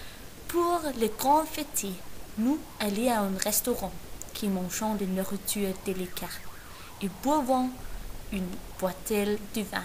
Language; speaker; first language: French; non-native, learner; Danish